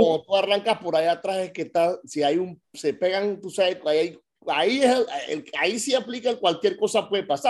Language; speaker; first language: Spanish; native; Spanish